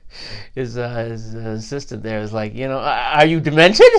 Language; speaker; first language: English; native; English